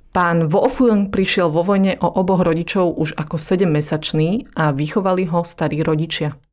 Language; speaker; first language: Slovak; early bilingual, other home language; Vietnamese